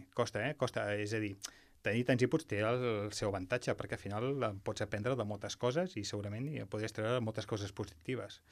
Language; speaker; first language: Catalan; non-native, local second language; Spanish